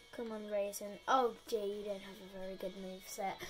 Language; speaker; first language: English; native; English